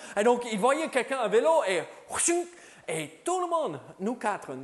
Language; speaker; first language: French; native; French